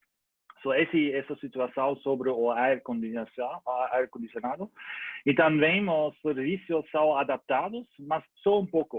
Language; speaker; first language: Portuguese; non-native, learner; German